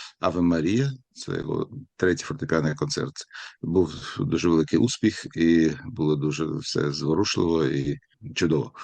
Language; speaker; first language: Ukrainian; non-native, local second language; Russian